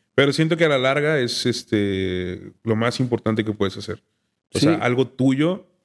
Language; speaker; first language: Spanish; native; Spanish